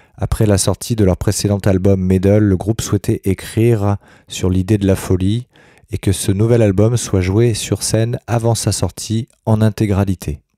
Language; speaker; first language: French; native; French